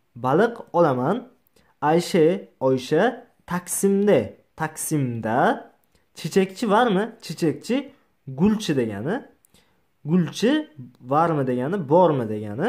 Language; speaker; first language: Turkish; non-native, learner; Uzbek